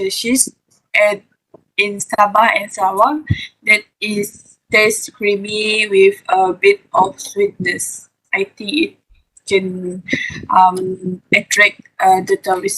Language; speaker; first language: English; non-native, learner; Malay